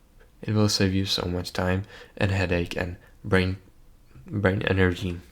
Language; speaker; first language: English; non-native, fluent; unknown